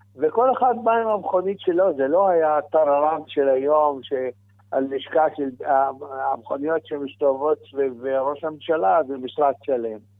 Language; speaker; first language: Hebrew; non-native, fluent; Arabic